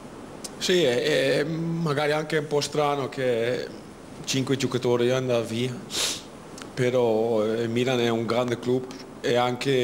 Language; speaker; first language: Italian; non-native, learner; Dutch